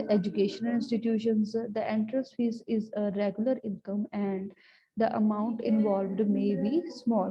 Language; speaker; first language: English; non-native, local second language; Punjabi